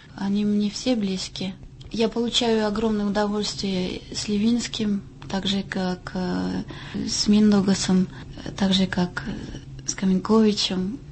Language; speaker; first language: Russian; non-native, fluent; French